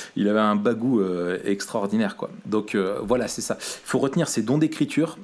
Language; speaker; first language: French; native; French